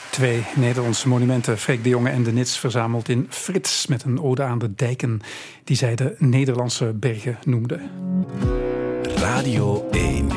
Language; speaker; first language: Dutch; native; Dutch